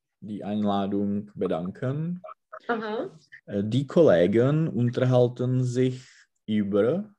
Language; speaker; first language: German; non-native, learner; Czech